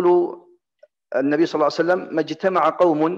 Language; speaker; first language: Arabic; native; Arabic